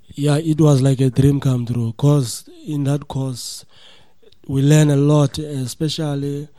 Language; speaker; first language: English; non-native, local second language; Xhosa